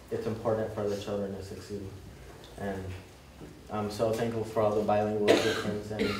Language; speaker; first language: English; early bilingual, other home language; Spanish